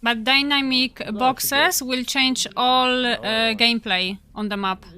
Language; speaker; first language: English; non-native, learner; Polish